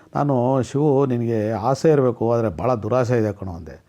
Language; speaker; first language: Kannada; non-native, local second language; Telugu